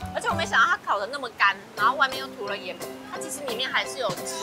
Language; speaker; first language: Chinese; native; Chinese